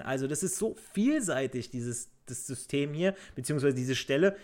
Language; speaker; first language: German; native; German